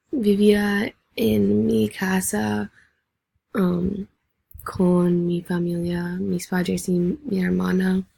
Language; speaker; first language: Spanish; non-native, learner; English